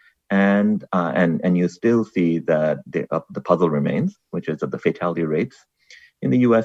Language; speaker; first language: English; non-native, local second language; Bangla